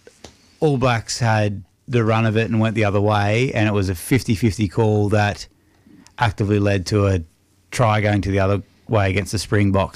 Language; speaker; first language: English; native; English